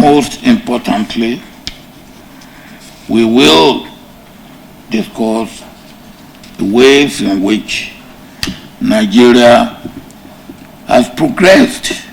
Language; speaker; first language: English; non-native, local second language; Yoruba